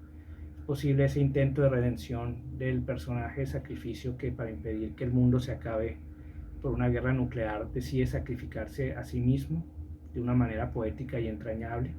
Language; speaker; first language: Spanish; native; Spanish